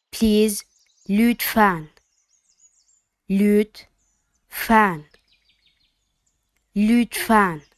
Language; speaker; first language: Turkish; non-native, fluent; Arabic